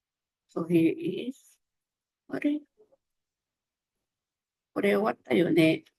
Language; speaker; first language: Japanese; non-native, fluent; Filipino